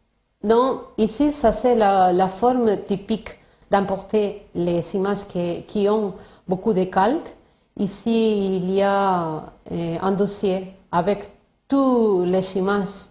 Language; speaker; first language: French; non-native, fluent; Spanish